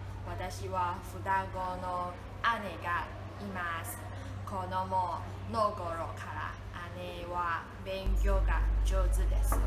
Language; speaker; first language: Japanese; non-native, learner; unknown